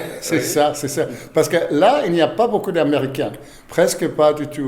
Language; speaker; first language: French; non-native, fluent; English